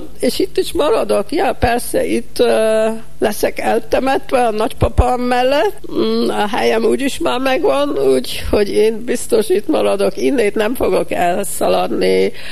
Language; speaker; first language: Hungarian; early bilingual, heritage; Hungarian